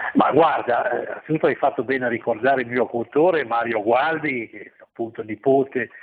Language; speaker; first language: Italian; native; Italian